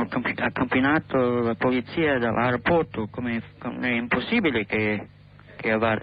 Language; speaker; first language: Italian; non-native, learner; English